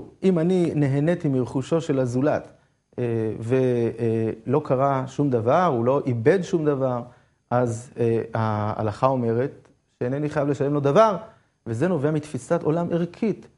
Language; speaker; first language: Hebrew; native; Hebrew